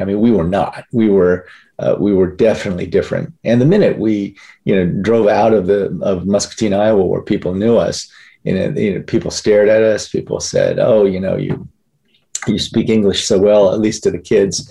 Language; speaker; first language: English; early bilingual, other home language; Korean